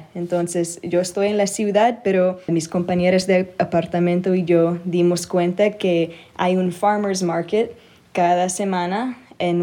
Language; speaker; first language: Spanish; early bilingual, other home language; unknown